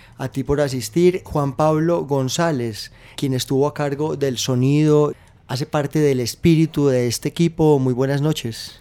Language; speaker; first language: Spanish; native; Spanish